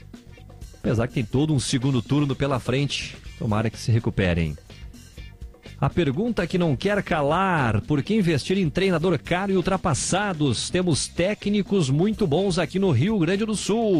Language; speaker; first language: Portuguese; native; Portuguese